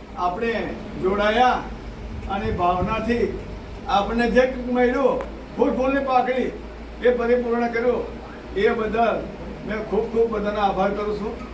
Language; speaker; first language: Gujarati; non-native, local second language; Rathawi